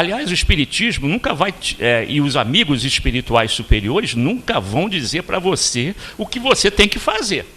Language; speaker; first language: Portuguese; native; Portuguese